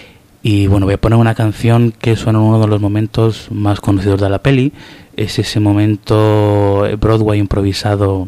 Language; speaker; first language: Spanish; native; Spanish